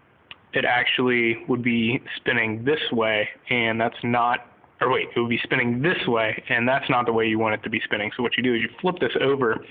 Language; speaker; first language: English; native; English